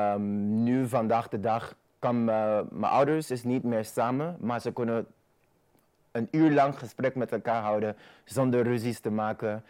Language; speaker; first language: Dutch; non-native, fluent; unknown